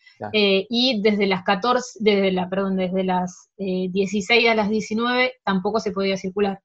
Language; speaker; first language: Spanish; early bilingual, heritage; Spanish